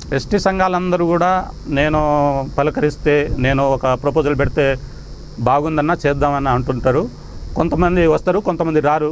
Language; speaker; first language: Telugu; non-native, local second language; Lambadi